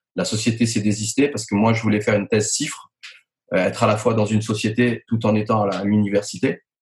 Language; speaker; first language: French; native; French